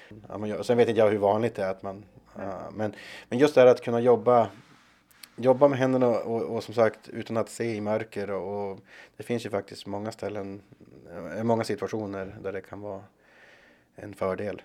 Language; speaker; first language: Swedish; native; Swedish